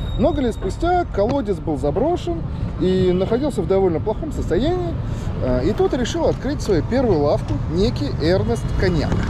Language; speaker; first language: Russian; early bilingual, heritage; Russian